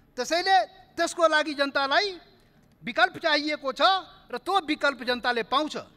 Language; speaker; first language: Nepali; non-native, local second language; Maithili